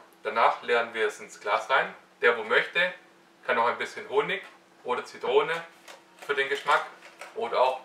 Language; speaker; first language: German; native; German